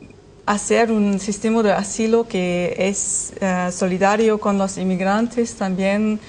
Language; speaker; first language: Spanish; non-native, fluent; German